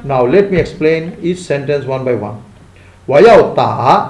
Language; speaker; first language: English; non-native, local second language; Bangla